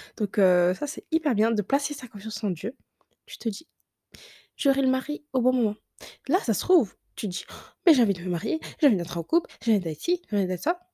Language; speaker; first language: French; early bilingual, other home language; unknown